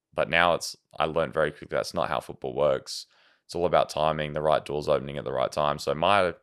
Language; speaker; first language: English; native; English